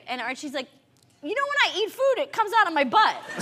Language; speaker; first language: English; native; English